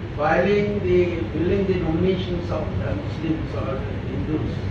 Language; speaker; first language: English; non-native, local second language; Bangla